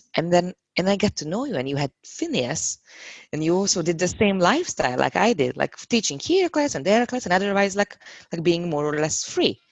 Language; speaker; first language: English; non-native, fluent; Hungarian